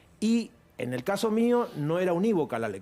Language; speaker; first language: Spanish; native; Spanish